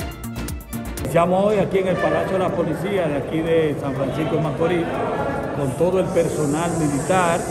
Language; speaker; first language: Spanish; native; Spanish